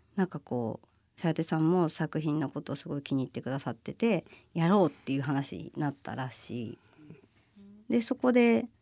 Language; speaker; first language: Japanese; native; Japanese